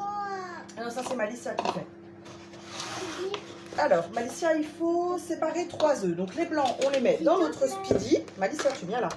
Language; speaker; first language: French; native; French